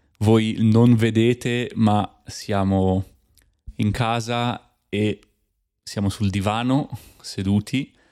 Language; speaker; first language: Italian; native; Italian